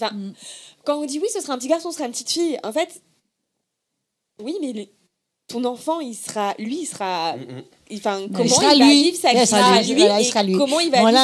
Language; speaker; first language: French; native; French